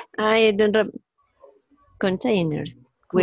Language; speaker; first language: English; non-native, learner; Spanish